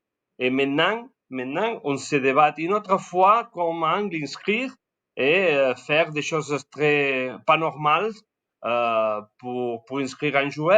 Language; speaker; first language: French; non-native, learner; Spanish